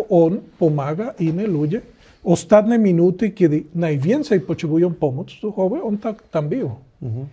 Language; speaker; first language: Polish; non-native, learner; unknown